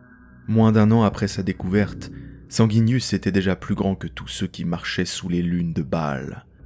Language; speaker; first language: French; native; French